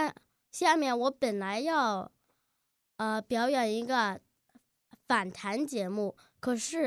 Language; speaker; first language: Chinese; early bilingual, heritage; Chinese